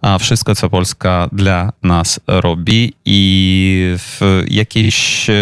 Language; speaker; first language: Polish; non-native, fluent; Ukrainian